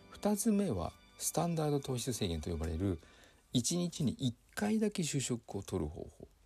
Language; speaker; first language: Japanese; native; Japanese